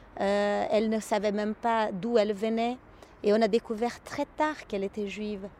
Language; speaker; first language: French; non-native, fluent; Portuguese